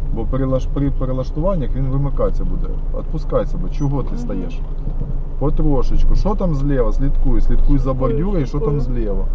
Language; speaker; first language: Ukrainian; non-native, local second language; Russian